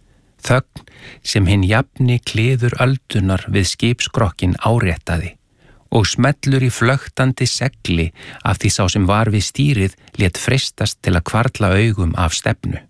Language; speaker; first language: Icelandic; native; Icelandic